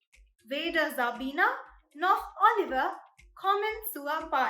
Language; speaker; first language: German; non-native, fluent; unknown